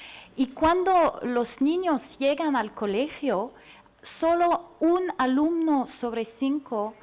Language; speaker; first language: Spanish; non-native, learner; French